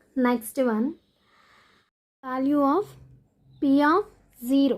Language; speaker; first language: English; non-native, local second language; Telugu